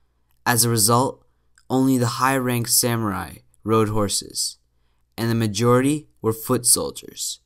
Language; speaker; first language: English; native; English